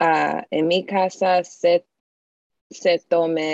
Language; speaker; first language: Spanish; non-native, learner; English